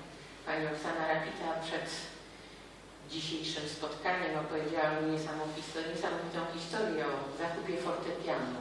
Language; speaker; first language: Polish; native; Polish